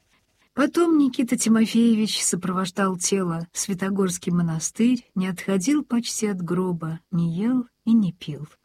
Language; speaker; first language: Russian; native; Russian